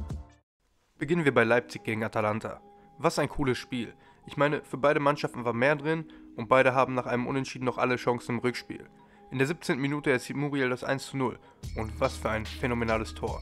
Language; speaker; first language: German; native; German